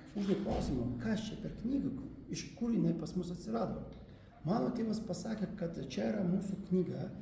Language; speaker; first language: Lithuanian; non-native, local second language; Russian